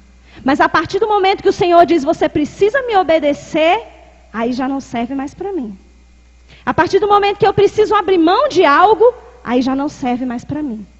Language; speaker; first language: Portuguese; native; Portuguese